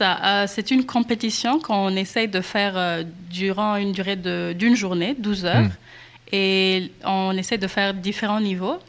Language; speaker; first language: French; non-native, local second language; Kinyarwanda